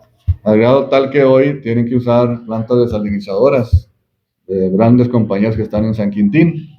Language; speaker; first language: Spanish; native; Spanish